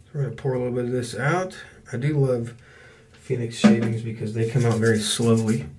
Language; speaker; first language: English; native; English